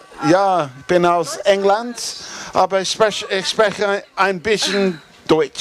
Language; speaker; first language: German; non-native, learner; English